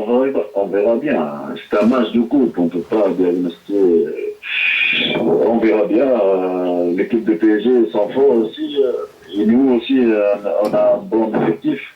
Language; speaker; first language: French; non-native, local second language; Arabic